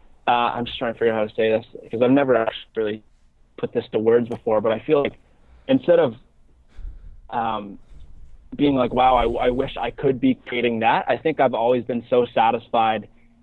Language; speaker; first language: English; native; English